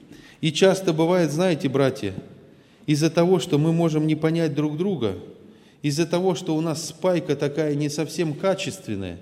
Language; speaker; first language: Russian; native; Russian